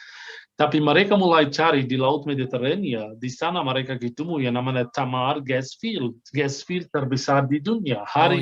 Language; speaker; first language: Indonesian; non-native, fluent; Arabic